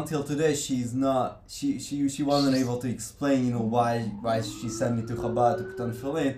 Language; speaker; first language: English; non-native, fluent; Hungarian